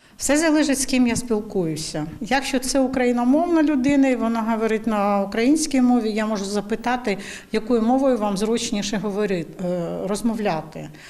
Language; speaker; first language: Ukrainian; non-native, local second language; Russian